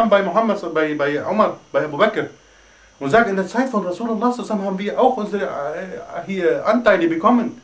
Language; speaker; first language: German; non-native, fluent; Arabic